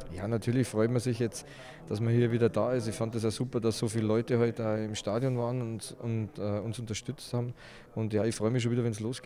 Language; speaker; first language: German; native; German